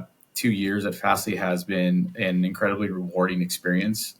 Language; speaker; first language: English; native; English